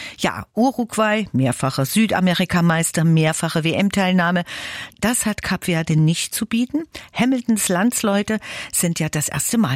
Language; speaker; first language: German; native; German